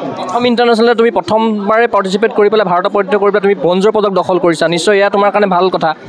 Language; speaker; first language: Assamese; native; Assamese